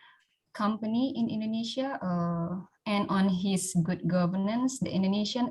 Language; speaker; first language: English; non-native, learner; Indonesian